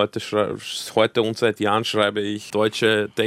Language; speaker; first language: German; early bilingual, other home language; Croatian